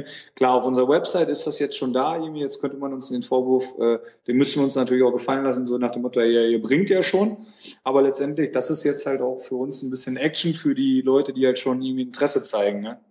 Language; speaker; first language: German; native; German